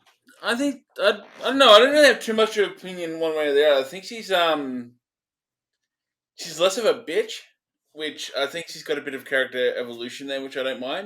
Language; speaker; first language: English; native; English